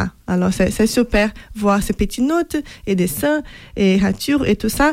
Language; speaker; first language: French; non-native, fluent; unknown